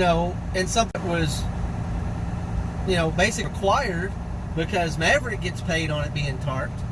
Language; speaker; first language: English; native; English